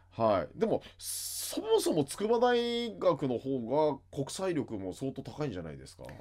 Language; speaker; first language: Japanese; native; Japanese